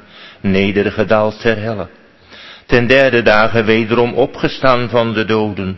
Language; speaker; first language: Dutch; native; Dutch